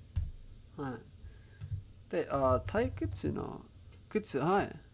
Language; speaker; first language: Japanese; non-native, learner; English